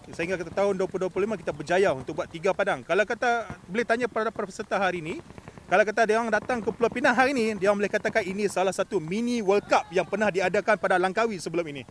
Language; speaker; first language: Malay; native; Malay